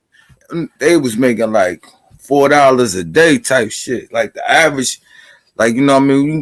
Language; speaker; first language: English; native; English